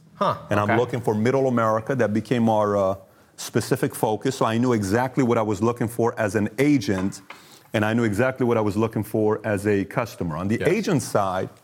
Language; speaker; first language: English; early bilingual, other home language; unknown